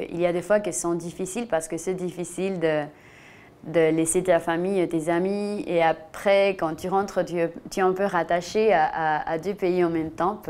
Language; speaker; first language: French; non-native, fluent; Spanish